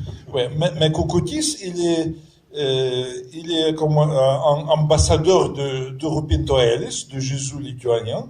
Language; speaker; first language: French; non-native, fluent; Russian